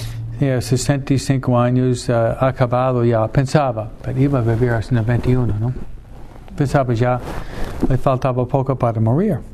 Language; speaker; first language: Spanish; non-native, fluent; English